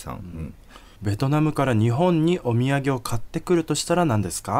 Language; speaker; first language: Japanese; native; Japanese